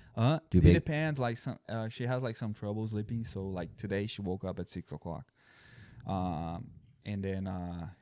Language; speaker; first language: English; non-native, fluent; Portuguese